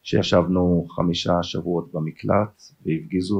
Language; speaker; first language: Hebrew; early bilingual, other home language; German